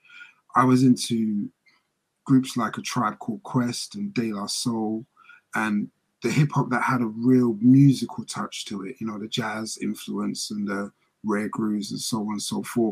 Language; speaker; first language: English; native; English